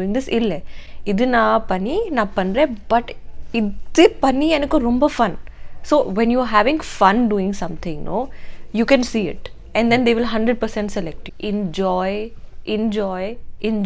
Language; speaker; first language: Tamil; non-native, learner; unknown